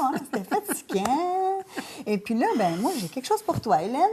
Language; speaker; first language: French; native; French